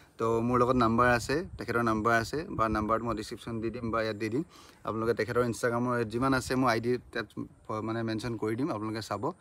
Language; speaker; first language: Assamese; non-native, local second language; Nepali